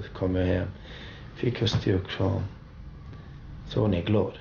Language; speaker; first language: Swedish; early bilingual, other home language; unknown